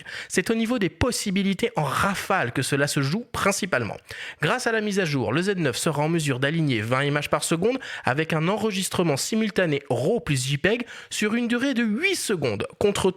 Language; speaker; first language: French; native; French